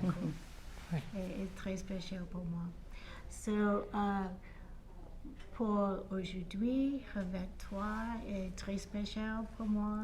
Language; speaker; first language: French; non-native, learner; English